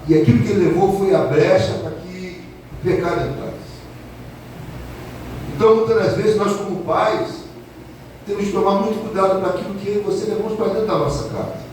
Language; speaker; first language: Portuguese; native; Portuguese